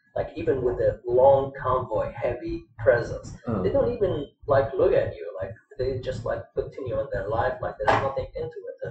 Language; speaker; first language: English; non-native, fluent; Arabic